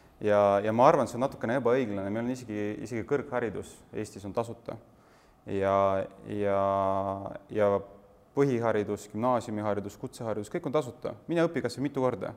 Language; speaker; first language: Estonian; non-native, local second language; Russian